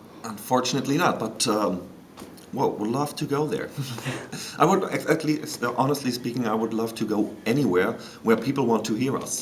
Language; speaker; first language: English; non-native, fluent; German